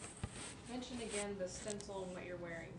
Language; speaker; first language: English; native; English